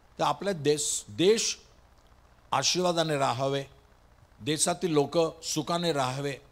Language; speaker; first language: Marathi; non-native, local second language; Tamil